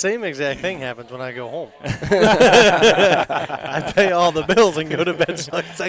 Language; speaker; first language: English; native; English